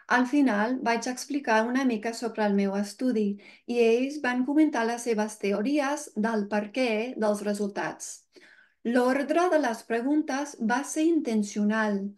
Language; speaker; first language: Catalan; non-native, fluent; English